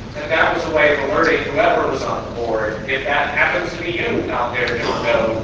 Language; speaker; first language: English; native; English